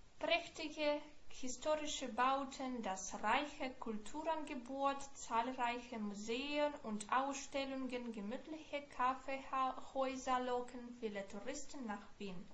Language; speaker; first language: German; non-native, fluent; Ukrainian